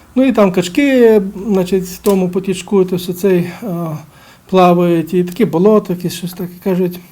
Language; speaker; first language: Ukrainian; native; Ukrainian